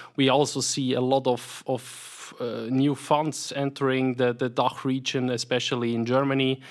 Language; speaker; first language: English; non-native, fluent; German